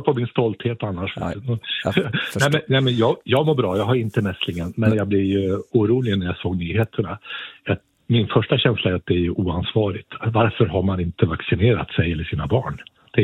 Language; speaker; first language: Swedish; native; Swedish